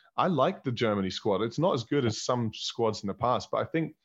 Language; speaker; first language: English; early bilingual, heritage; German